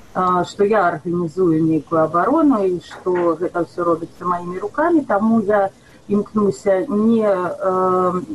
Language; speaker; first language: Belarusian; native; Belarusian